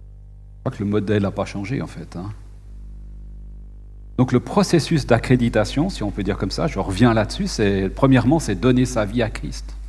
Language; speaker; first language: French; native; French